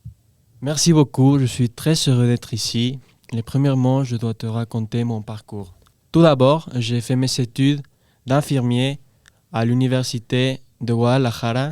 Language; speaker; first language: French; non-native, learner; Spanish